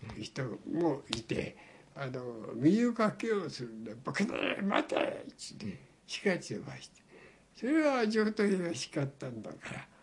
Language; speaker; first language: Japanese; native; Japanese